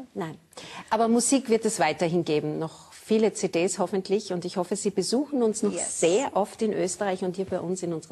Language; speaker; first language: German; native; German